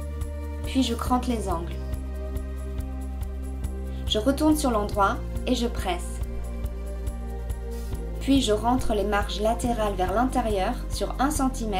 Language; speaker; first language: French; native; French